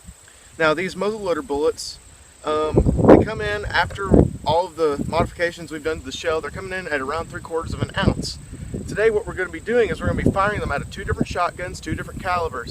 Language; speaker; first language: English; native; English